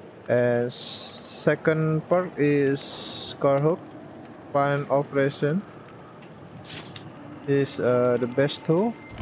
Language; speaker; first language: English; non-native, learner; Indonesian